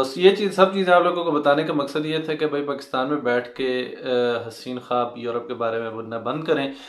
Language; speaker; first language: Hindi; non-native, local second language; Punjabi